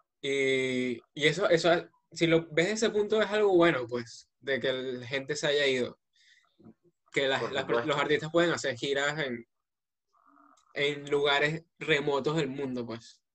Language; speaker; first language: Spanish; native; Spanish